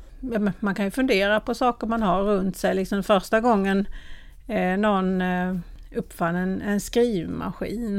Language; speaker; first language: Swedish; native; Swedish